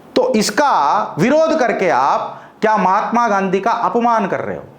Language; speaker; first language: Hindi; non-native, local second language; Telugu